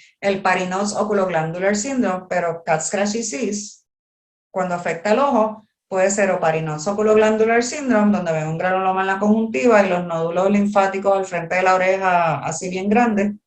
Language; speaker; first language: Spanish; native; Spanish